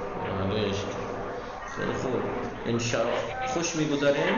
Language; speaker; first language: Persian; non-native, fluent; Urdu